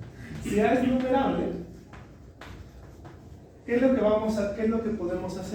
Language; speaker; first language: Spanish; native; Spanish